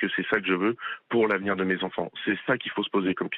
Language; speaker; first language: French; native; French